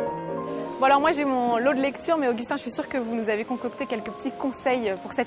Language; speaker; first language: French; native; French